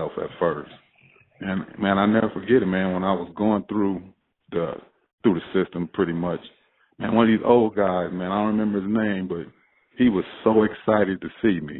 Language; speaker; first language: English; native; English